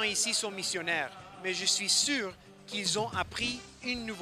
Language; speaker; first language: French; non-native, fluent; English